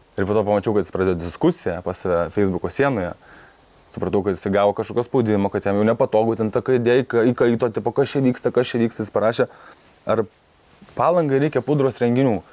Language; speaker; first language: Lithuanian; native; Lithuanian